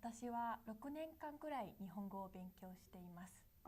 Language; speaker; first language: Japanese; non-native, fluent; Chinese